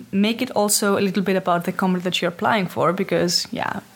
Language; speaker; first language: English; non-native, fluent; Greek